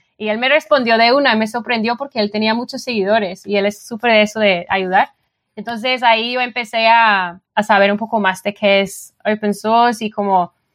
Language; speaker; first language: Spanish; non-native, fluent; English